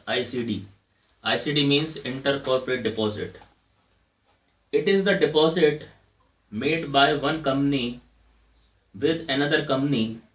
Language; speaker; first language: English; non-native, local second language; Hindi